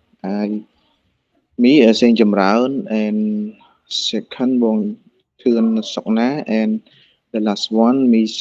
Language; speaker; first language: English; non-native, learner; Khmer